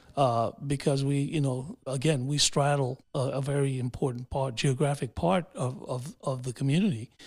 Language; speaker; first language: English; early bilingual, other home language; Spanish